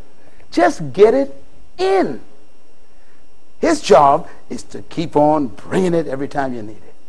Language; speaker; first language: English; native; English